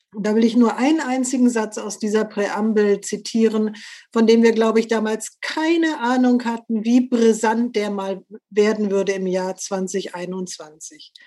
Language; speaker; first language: German; native; German